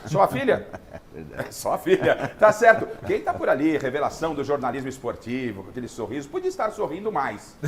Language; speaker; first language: Portuguese; native; Portuguese